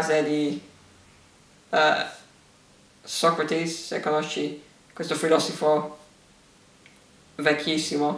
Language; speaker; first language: Italian; early bilingual, heritage; English